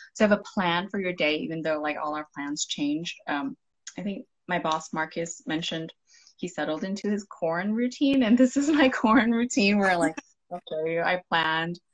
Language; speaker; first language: English; non-native, local second language; Cantonese